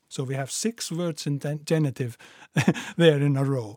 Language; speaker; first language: English; non-native, fluent; Icelandic